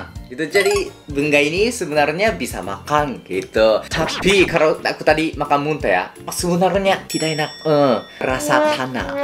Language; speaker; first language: Indonesian; non-native, fluent; Japanese